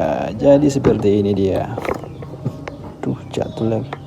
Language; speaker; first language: Indonesian; native; Indonesian